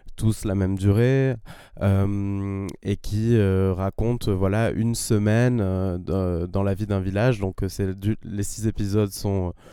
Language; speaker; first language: French; non-native, fluent; Spanish